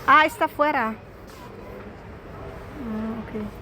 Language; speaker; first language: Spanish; non-native, learner; Filipino